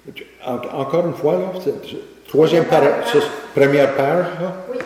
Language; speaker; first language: French; native; French